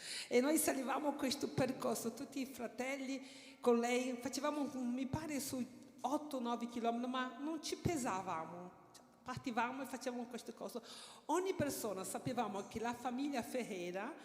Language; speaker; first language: Italian; non-native, fluent; Portuguese